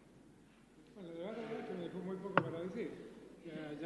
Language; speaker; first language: Spanish; native; Spanish